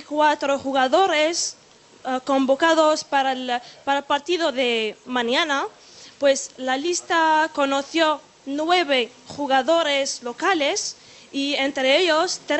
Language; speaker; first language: Spanish; non-native, fluent; Arabic